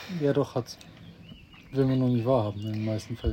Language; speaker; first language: German; native; German